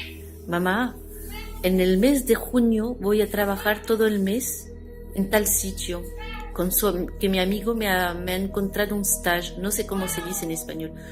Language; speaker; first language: Spanish; non-native, fluent; French